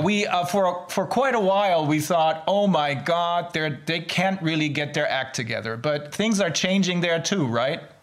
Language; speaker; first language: English; non-native, fluent; German